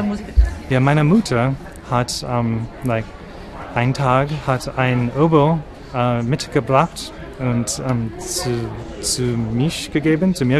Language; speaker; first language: German; non-native, learner; English